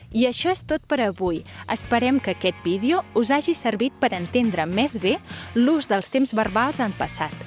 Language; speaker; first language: Catalan; native; Catalan